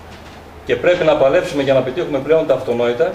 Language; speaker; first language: Greek; native; Greek